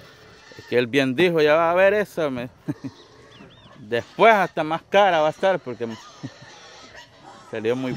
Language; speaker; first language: Spanish; native; Spanish